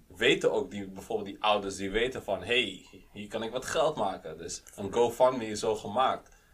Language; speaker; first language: Dutch; native; Dutch